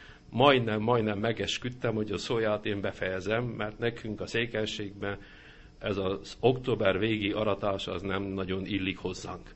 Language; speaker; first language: Hungarian; native; Hungarian